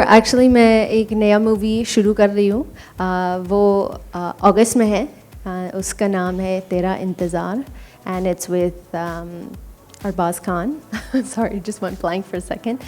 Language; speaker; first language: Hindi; non-native, learner; English